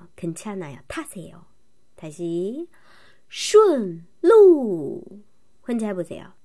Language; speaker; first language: Korean; non-native, fluent; Chinese